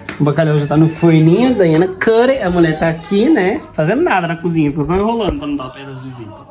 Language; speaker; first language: Portuguese; native; Portuguese